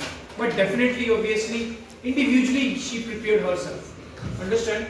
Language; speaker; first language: English; non-native, local second language; Hindi